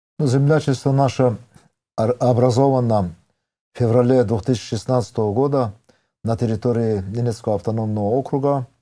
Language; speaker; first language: Russian; non-native, local second language; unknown